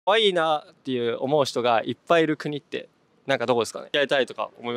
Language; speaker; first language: Japanese; native; Japanese